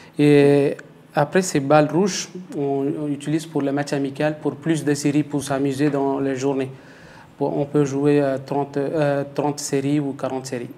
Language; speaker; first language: French; non-native, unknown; Tamil